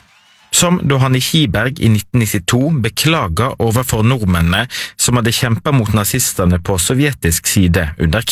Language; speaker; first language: Norwegian; native; Norwegian